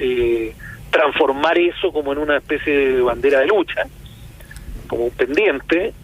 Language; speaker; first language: Spanish; native; Spanish